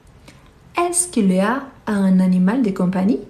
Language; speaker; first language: French; non-native, fluent; Portuguese